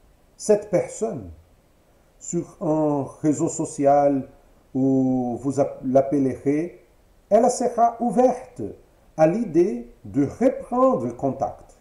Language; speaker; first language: French; non-native, fluent; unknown